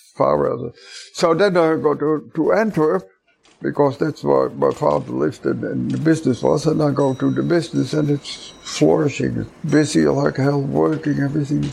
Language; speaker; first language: English; non-native, fluent; Dutch